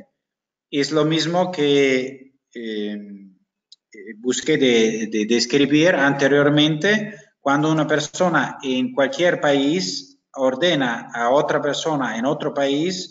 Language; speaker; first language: Spanish; non-native, fluent; German